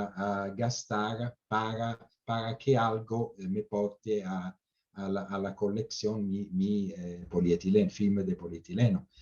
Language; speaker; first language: Spanish; non-native, fluent; Italian